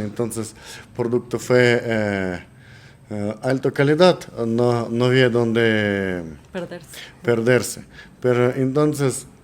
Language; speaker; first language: Spanish; non-native, learner; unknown